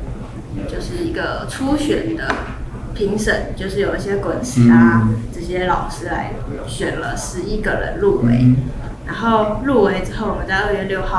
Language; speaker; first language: Chinese; native; Chinese